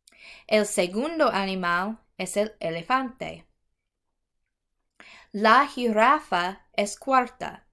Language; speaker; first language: Spanish; non-native, fluent; English